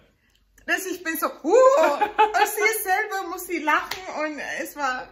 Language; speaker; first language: German; non-native, fluent; English